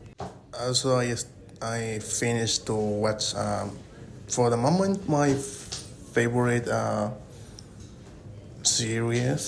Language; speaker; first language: English; non-native, learner; Spanish